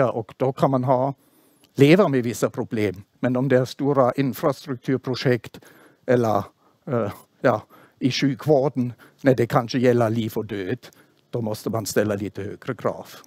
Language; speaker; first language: Swedish; non-native, fluent; German